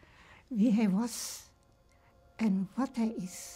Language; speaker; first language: Dutch; early bilingual, other home language; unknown